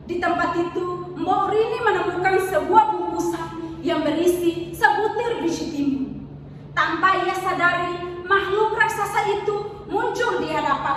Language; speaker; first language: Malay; non-native, learner; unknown